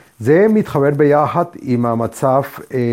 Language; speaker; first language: Hebrew; non-native, fluent; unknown